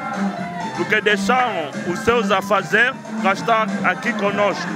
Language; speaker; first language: Portuguese; non-native, fluent; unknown